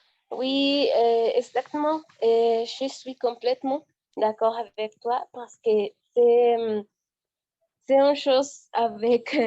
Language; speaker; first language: French; non-native, learner; Spanish